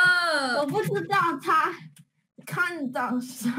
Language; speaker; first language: Chinese; early bilingual, heritage; Chinese